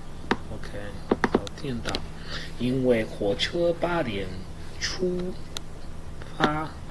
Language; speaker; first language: Chinese; non-native, learner; English